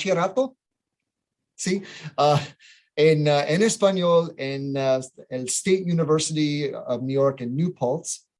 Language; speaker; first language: Spanish; non-native, fluent; English